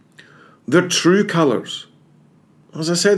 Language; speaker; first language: English; native; English